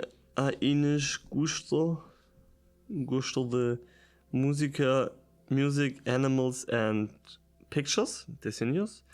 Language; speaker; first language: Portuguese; non-native, learner; German